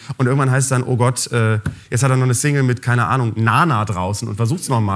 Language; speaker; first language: German; native; German